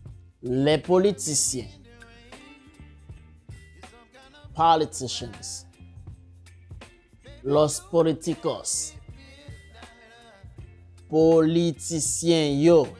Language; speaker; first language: Spanish; non-native, local second language; Haitian Creole